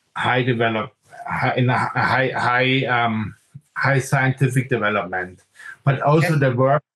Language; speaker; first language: English; non-native, fluent; German